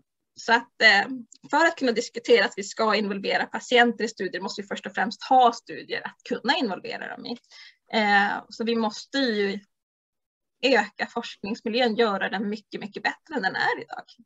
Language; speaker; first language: Swedish; native; Swedish